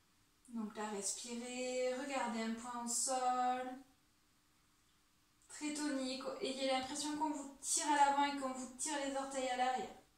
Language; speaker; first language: French; native; French